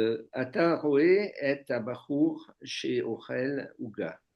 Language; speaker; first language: Hebrew; non-native, learner; French